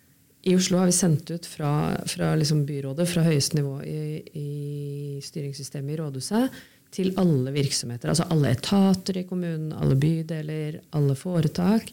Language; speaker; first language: Norwegian; native; Norwegian